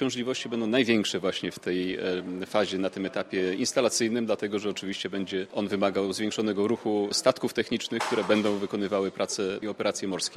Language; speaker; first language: Polish; native; Polish